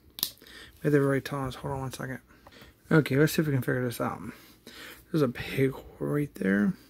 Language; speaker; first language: English; native; English